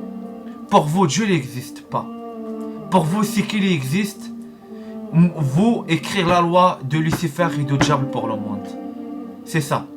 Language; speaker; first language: French; non-native, learner; Arabic